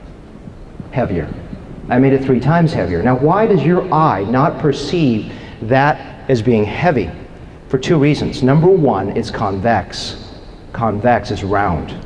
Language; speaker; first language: English; native; English